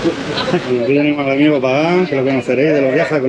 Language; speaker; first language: Spanish; native; Spanish